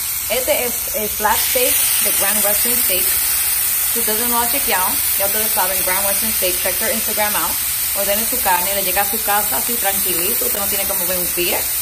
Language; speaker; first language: Spanish; early bilingual, heritage; Spanish